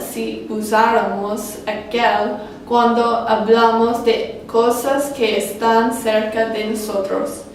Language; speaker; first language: Spanish; non-native, learner; English